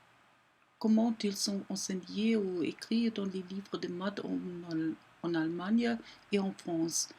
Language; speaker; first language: French; non-native, fluent; German